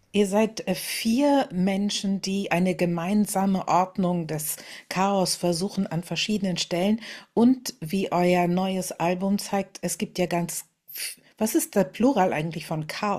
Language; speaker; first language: German; native; German